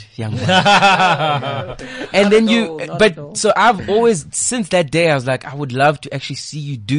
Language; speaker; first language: English; non-native, local second language; Xhosa